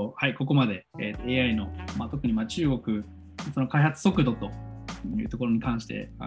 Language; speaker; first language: Japanese; native; Japanese